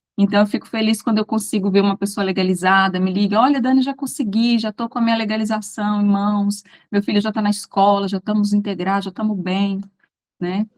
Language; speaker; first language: Portuguese; native; Portuguese